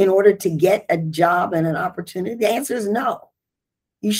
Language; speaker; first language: English; native; English